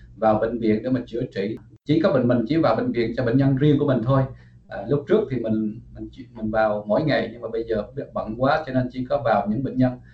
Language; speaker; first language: Vietnamese; early bilingual, heritage; Vietnamese